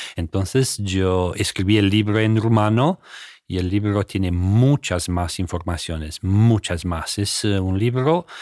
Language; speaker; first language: Spanish; non-native, fluent; Romanian